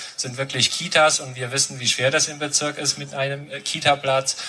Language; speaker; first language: German; non-native, fluent; Polish